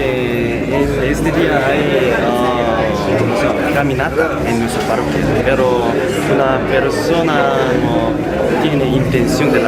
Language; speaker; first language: Spanish; non-native, learner; Korean